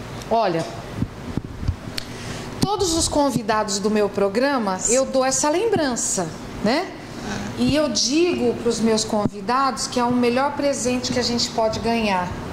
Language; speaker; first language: Portuguese; native; Portuguese